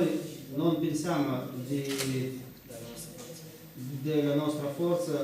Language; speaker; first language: Italian; non-native, learner; Russian